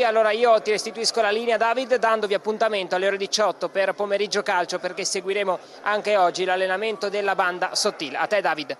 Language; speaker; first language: Italian; native; Italian